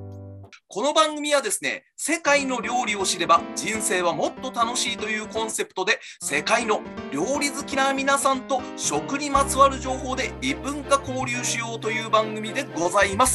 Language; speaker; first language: Japanese; native; Japanese